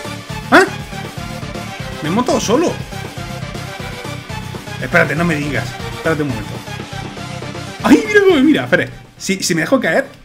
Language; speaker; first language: Spanish; native; Spanish